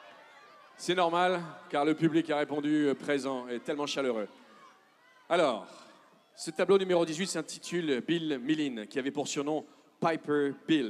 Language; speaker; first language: French; native; French